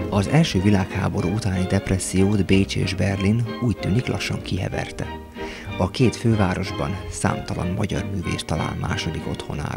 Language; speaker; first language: Hungarian; native; Hungarian